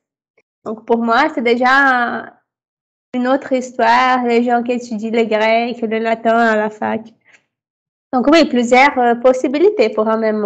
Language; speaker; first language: French; non-native, fluent; Portuguese